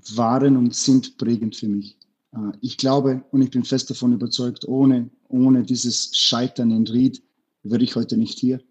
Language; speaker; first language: German; early bilingual, other home language; Bosnian